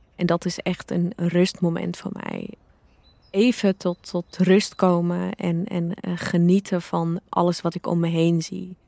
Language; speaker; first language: Dutch; early bilingual, other home language; Arabic